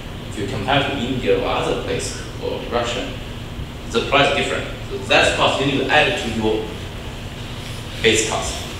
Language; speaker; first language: English; non-native, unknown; Chinese